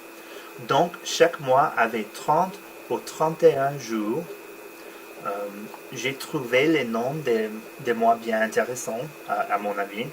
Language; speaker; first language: French; non-native, learner; English